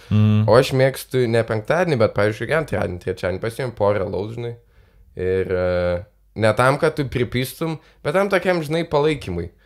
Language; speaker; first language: Lithuanian; non-native, local second language; Russian